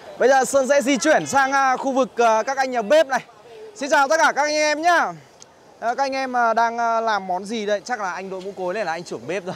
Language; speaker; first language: Vietnamese; native; Vietnamese